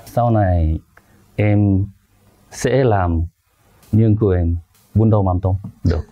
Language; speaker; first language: Vietnamese; non-native, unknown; Korean